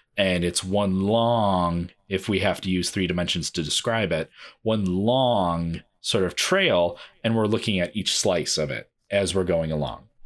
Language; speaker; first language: English; native; English